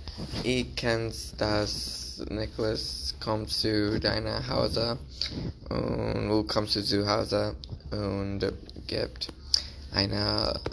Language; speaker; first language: German; non-native, learner; English